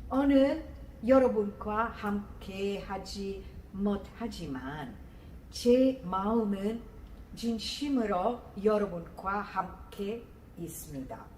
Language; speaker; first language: Korean; non-native, learner; Italian